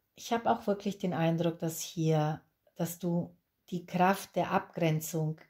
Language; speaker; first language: German; non-native, fluent; Spanish